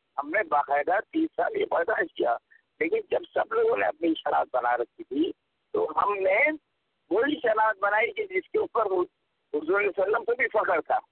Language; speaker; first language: Urdu; non-native, local second language; Punjabi